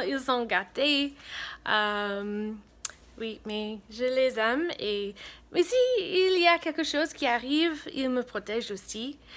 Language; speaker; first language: French; non-native, fluent; English